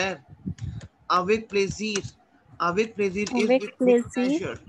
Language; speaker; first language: French; non-native, learner; Hindi